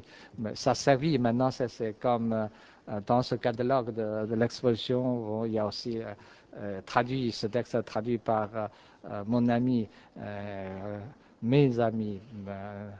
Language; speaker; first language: French; non-native, fluent; Chinese